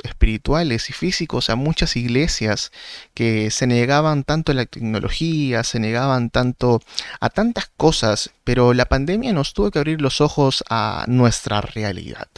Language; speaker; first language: Spanish; native; Spanish